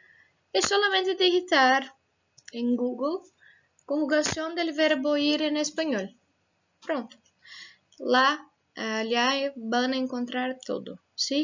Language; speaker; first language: Spanish; non-native, fluent; Portuguese